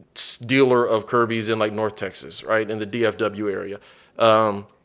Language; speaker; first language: English; native; English